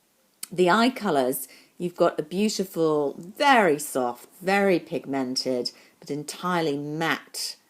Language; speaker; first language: English; native; English